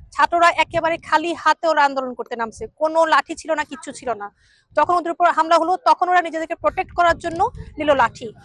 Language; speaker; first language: Bangla; native; Bangla